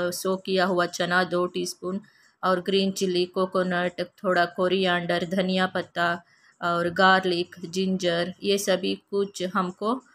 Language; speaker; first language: Hindi; non-native, local second language; Kannada